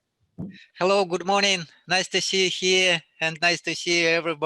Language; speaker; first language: English; non-native, fluent; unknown